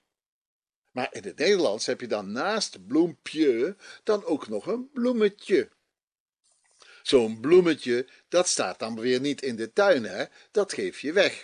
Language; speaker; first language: Dutch; native; Dutch